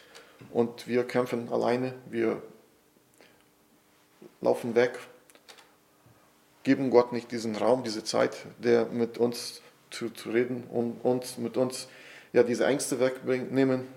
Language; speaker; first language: German; non-native, fluent; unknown